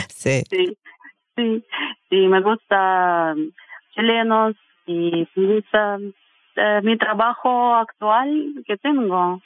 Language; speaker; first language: Spanish; non-native, fluent; Russian